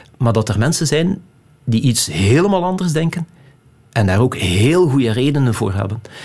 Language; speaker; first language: Dutch; native; Dutch